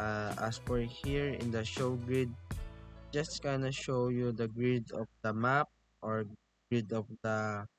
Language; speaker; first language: English; non-native, fluent; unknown